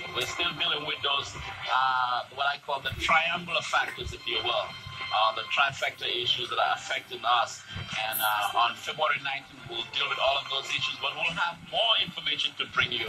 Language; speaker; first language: English; native; English